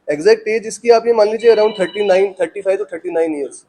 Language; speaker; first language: Hindi; non-native, local second language; Punjabi